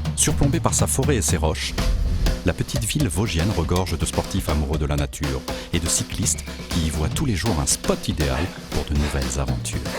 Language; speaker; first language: French; native; French